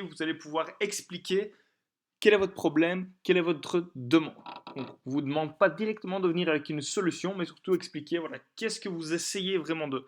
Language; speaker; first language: French; native; French